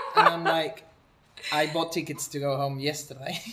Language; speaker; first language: English; non-native, fluent; Spanish